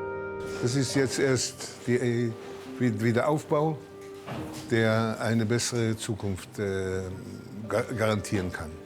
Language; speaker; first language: German; early bilingual, heritage; German